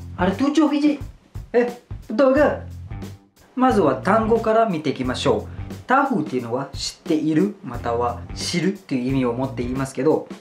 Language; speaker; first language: Japanese; non-native, fluent; Malay